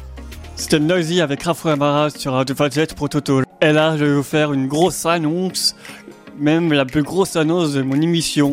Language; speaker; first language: French; native; French